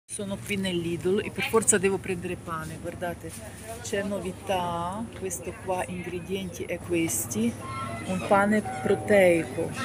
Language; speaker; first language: Italian; non-native, fluent; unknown